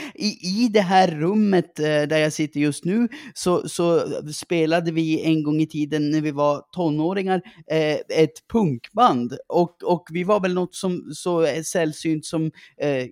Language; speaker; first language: Swedish; native; Swedish